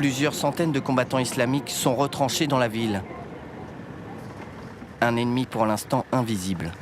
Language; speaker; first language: French; native; French